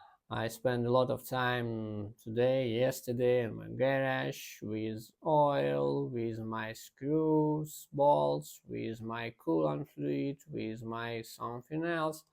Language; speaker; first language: English; non-native, learner; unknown